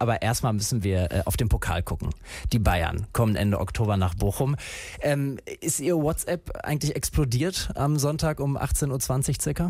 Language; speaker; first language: German; native; German